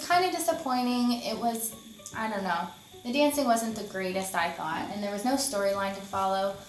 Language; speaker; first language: English; native; English